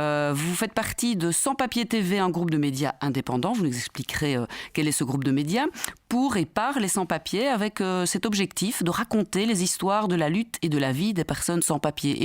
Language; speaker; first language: French; native; French